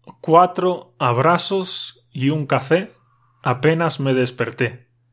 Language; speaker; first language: Spanish; native; Spanish